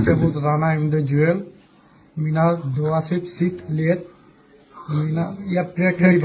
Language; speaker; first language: Russian; non-native, learner; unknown